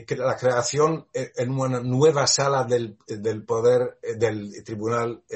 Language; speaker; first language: Spanish; non-native, fluent; Polish